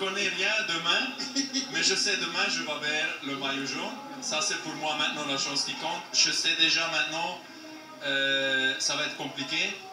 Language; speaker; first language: French; non-native, learner; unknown